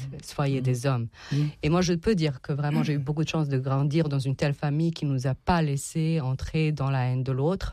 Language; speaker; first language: French; non-native, fluent; Serbian